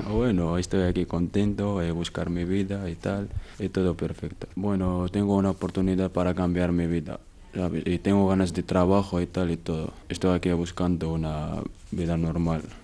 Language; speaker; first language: Spanish; non-native, learner; Arabic